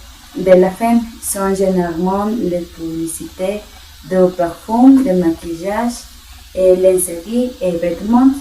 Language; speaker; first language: French; non-native, learner; Spanish